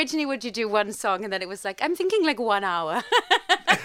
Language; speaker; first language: English; native; English